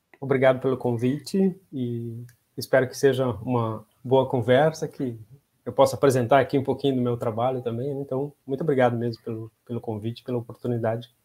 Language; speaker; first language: Portuguese; native; Portuguese